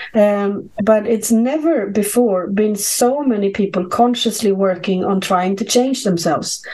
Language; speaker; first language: English; non-native, fluent; Swedish